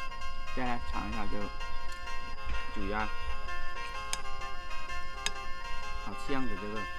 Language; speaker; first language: Chinese; non-native, fluent; Lao